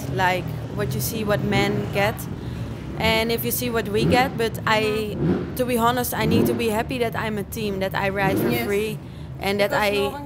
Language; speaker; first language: English; non-native, fluent; Dutch